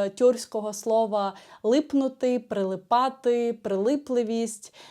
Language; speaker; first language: Ukrainian; native; Ukrainian